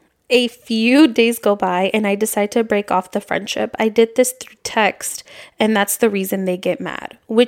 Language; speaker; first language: English; early bilingual, other home language; Spanish